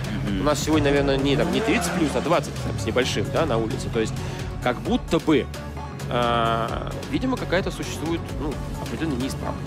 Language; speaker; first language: Russian; native; Russian